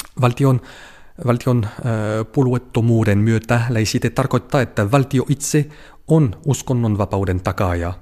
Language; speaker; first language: Finnish; non-native, fluent; French